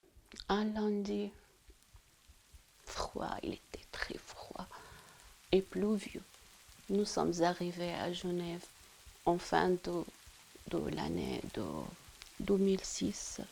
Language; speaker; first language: French; non-native, fluent; Arabic